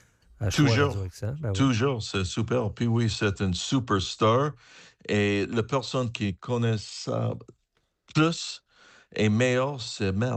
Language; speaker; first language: French; non-native, learner; English